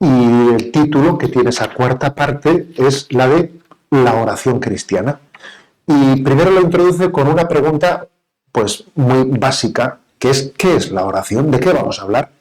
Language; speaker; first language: Spanish; native; Spanish